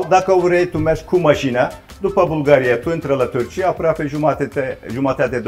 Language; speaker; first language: Romanian; non-native, learner; Turkish